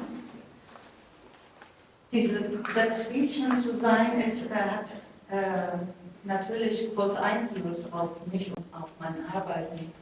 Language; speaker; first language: German; non-native, learner; Persian